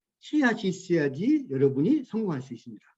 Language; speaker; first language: Korean; native; Korean